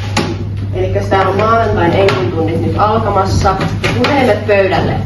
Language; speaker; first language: Finnish; native; Finnish